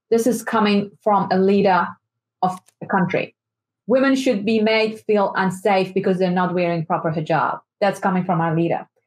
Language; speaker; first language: English; non-native, fluent; Persian